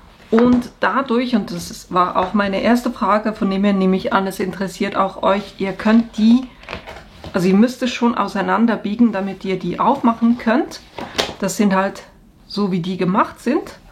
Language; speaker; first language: German; native; German